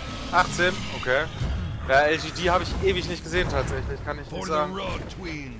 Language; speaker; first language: German; native; German